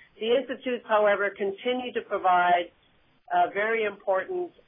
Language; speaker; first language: English; native; English